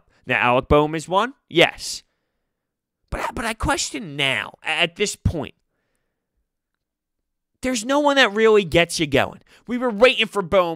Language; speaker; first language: English; native; English